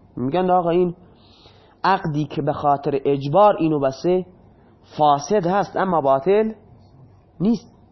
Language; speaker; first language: Persian; non-native, local second language; Baluchi